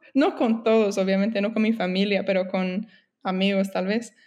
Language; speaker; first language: Spanish; non-native, fluent; English